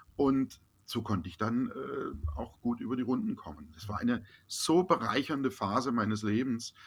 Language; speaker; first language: German; native; German